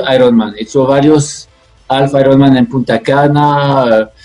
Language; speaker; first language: Spanish; non-native, fluent; French